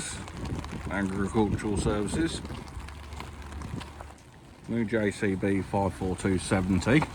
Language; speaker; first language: English; native; English